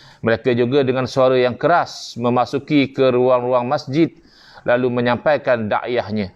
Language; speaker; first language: Malay; native; Malay